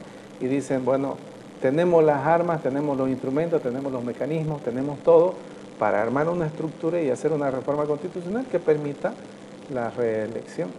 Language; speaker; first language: Spanish; native; Spanish